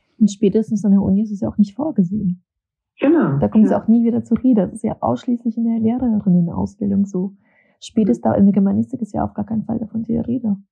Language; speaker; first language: German; early bilingual, other home language; Russian